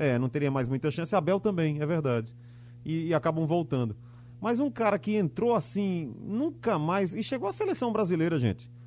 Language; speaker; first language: Portuguese; native; Portuguese